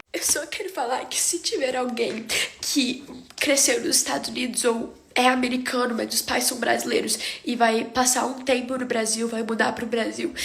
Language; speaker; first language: Portuguese; early bilingual, heritage; Portuguese